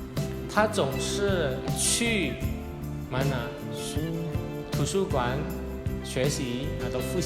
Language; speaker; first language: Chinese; non-native, fluent; Indonesian